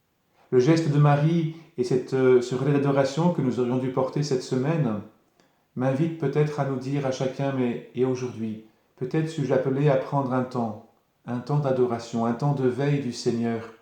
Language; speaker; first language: French; native; French